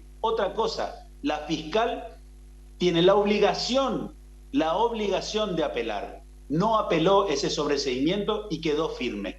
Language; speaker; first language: Spanish; native; Spanish